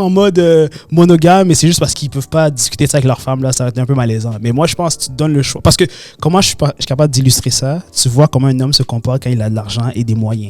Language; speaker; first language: French; native; French